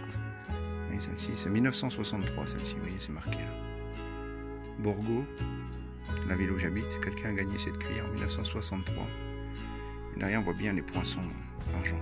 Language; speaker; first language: French; native; French